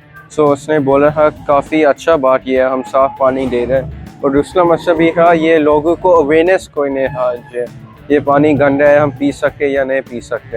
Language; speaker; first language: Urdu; non-native, fluent; English